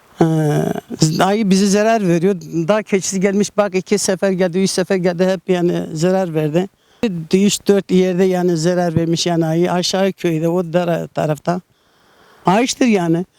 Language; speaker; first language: Turkish; non-native, local second language; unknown